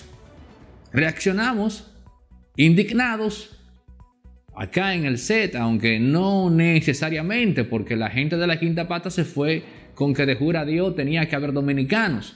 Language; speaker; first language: Spanish; native; Spanish